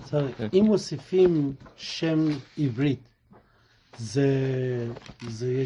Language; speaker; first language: Hebrew; non-native, learner; English